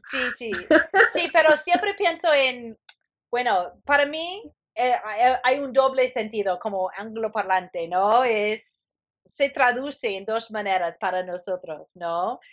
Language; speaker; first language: Spanish; non-native, fluent; English